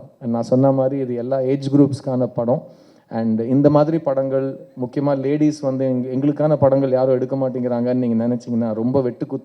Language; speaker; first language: Tamil; native; Tamil